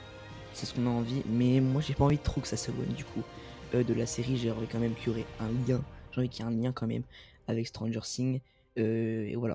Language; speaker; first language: French; native; French